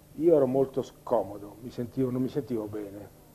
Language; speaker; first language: Italian; native; Italian